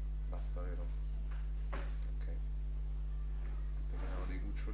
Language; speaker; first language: Italian; native; Italian